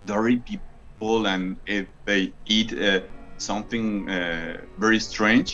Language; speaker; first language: English; non-native, learner; Spanish